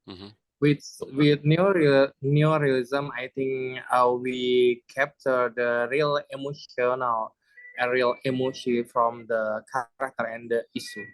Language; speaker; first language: English; non-native, learner; Indonesian